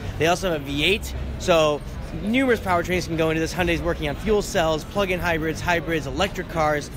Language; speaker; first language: English; native; English